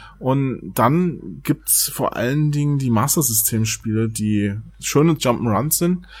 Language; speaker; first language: German; native; German